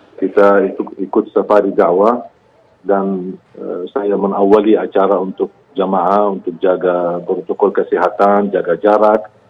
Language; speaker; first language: Malay; non-native, fluent; Arabic